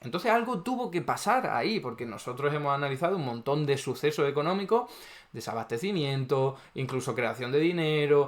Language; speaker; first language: Spanish; native; Spanish